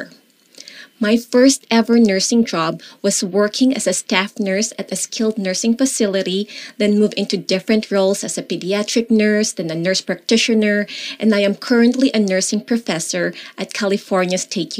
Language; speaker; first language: English; non-native, local second language; Filipino